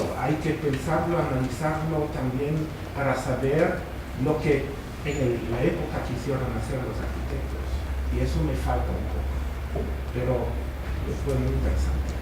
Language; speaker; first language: Spanish; non-native, fluent; German